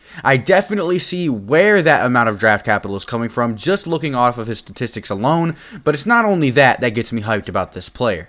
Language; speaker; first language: English; native; English